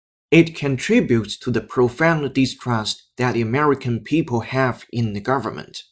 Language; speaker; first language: English; non-native, fluent; Chinese